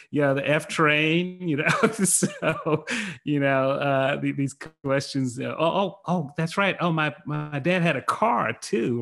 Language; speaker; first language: English; native; English